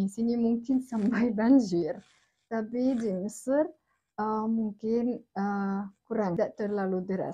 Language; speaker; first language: Indonesian; non-native, fluent; Arabic